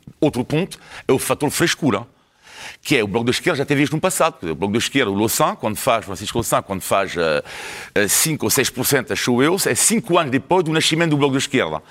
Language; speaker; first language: Portuguese; non-native, fluent; French